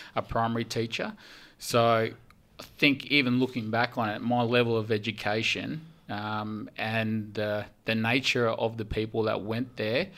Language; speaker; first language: English; early bilingual, heritage; English